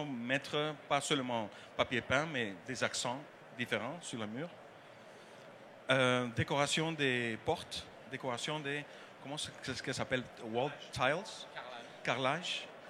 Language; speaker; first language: French; non-native, learner; Dutch